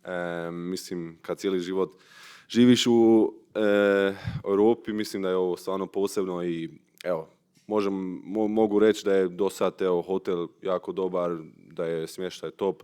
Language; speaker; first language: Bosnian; early bilingual, heritage; Bosnian